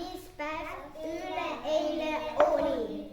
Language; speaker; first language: Estonian; non-native, local second language; Russian